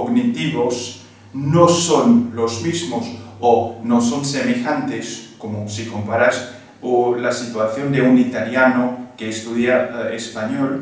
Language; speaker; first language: Spanish; non-native, fluent; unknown